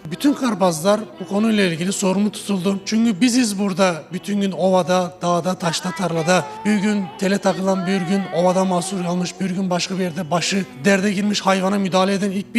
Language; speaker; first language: Turkish; native; Turkish